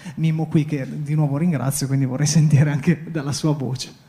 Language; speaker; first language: Italian; native; Italian